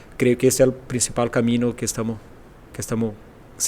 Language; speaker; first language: Spanish; non-native, fluent; Portuguese